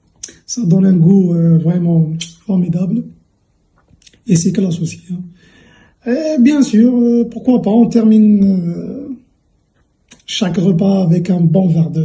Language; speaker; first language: French; non-native, local second language; Arabic